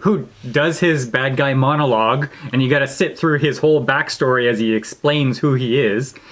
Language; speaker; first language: English; native; English